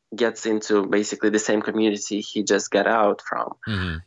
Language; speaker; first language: English; non-native, fluent; Russian